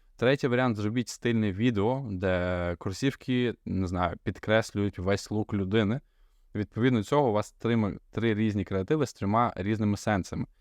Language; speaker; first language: Ukrainian; non-native, local second language; Russian